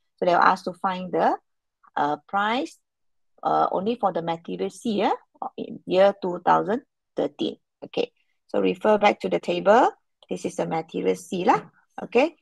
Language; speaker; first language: English; non-native, local second language; Malay